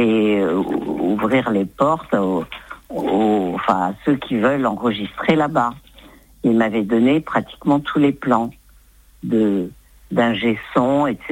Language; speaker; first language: French; native; French